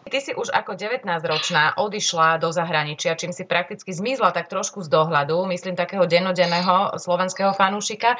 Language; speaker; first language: Slovak; native; Slovak